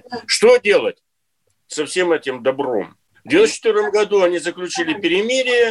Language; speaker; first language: Russian; native; Russian